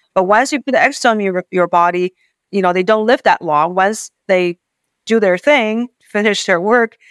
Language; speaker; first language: English; non-native, fluent; Chinese